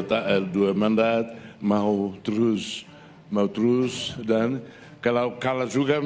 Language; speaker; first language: Indonesian; non-native, fluent; Tetum